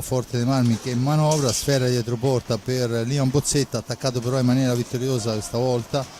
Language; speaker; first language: Italian; native; Italian